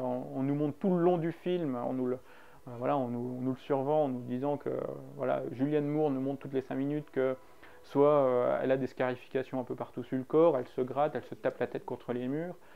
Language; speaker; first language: French; native; French